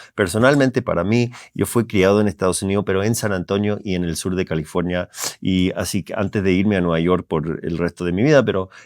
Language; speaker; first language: Spanish; early bilingual, heritage; Spanish